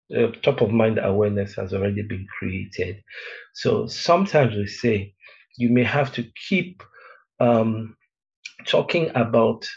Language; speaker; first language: English; native; English